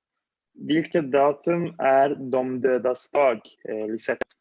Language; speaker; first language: Swedish; non-native, fluent; Spanish